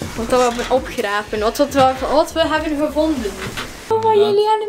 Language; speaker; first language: Dutch; native; Dutch